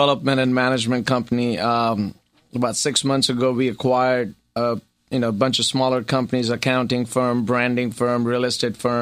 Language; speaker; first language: English; non-native, local second language; Gujarati